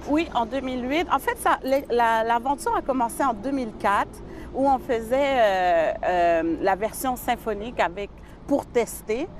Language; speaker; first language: French; native; French